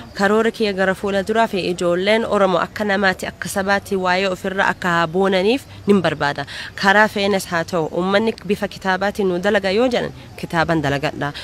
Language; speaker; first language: Oromo; early bilingual, heritage; Oromo